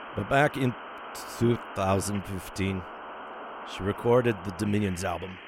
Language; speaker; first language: English; native; English